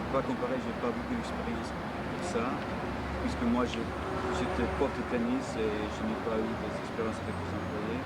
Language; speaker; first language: French; native; French